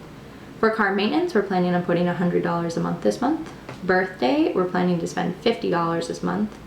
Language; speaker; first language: English; native; English